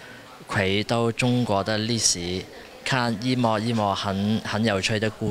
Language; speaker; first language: Chinese; non-native, local second language; Cantonese